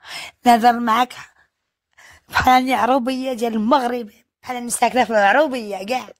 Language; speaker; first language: Arabic; early bilingual, heritage; French